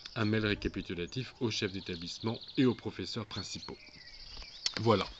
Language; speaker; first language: French; native; French